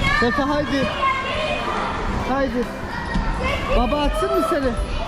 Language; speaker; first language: Turkish; native; Turkish